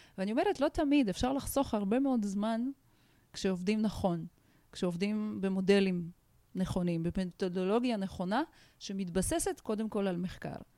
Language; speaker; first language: Hebrew; non-native, fluent; Russian